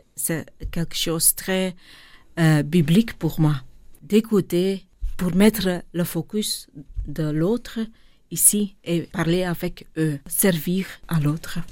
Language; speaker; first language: French; non-native, local second language; Dutch